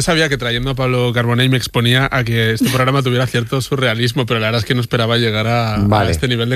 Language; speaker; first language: Spanish; native; Spanish